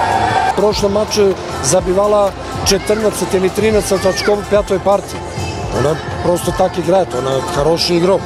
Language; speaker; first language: Russian; non-native, fluent; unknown